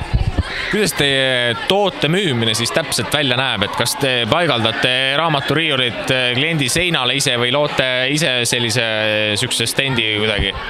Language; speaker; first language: Estonian; native; Estonian